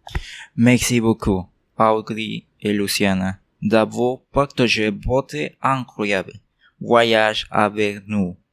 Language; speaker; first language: French; non-native, learner; Spanish